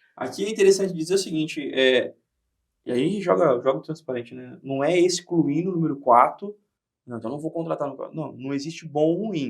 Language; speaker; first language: Portuguese; native; Portuguese